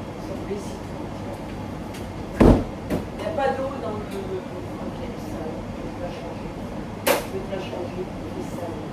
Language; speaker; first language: French; native; French